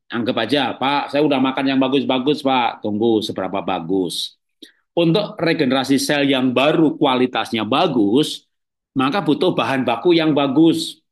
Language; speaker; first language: Indonesian; native; Indonesian